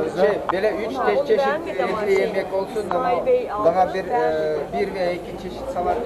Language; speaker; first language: Turkish; non-native, local second language; Kyrgyz